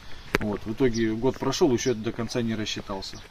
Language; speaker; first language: Russian; native; Russian